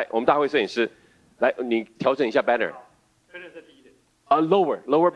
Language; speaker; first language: Chinese; native; Chinese